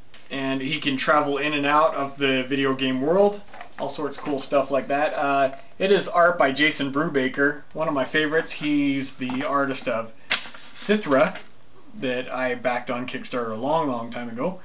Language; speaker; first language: English; native; English